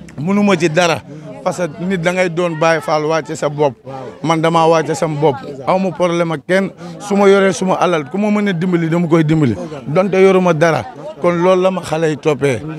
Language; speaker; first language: Wolof; native; Wolof